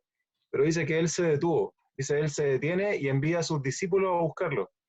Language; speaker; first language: Spanish; native; Spanish